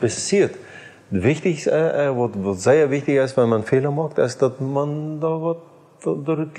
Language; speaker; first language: German; non-native, learner; Plautdietsch